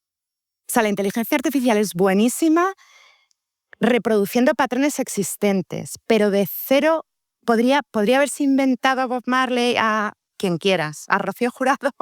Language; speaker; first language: Spanish; native; Spanish